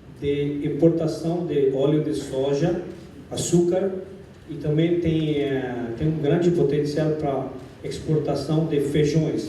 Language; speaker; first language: Portuguese; non-native, fluent; English